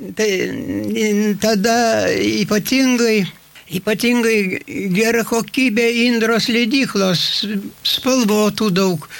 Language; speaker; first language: Lithuanian; native; Lithuanian